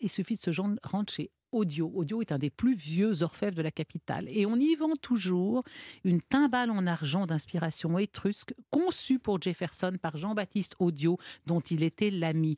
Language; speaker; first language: French; native; French